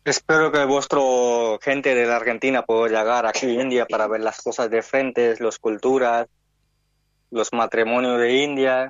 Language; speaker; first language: Spanish; non-native, learner; Hindi